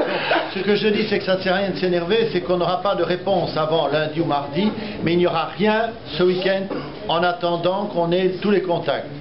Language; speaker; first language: French; native; French